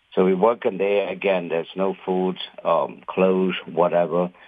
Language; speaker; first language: English; non-native, fluent; Khmer